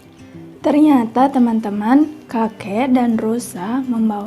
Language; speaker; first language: Indonesian; native; Indonesian